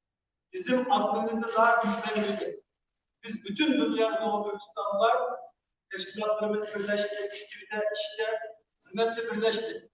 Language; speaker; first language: Turkish; non-native, fluent; Uyghur